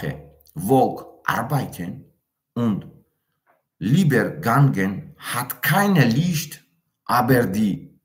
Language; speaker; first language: German; non-native, learner; Tajik